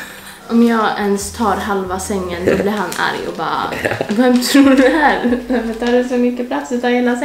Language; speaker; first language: Swedish; native; Swedish